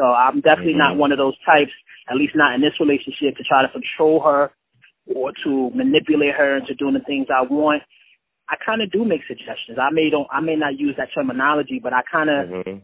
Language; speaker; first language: English; native; English